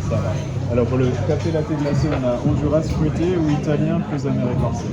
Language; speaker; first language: French; native; French